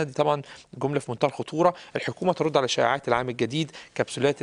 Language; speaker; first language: Arabic; native; Arabic